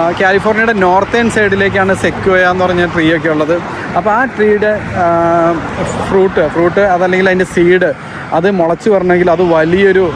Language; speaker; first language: Malayalam; native; Malayalam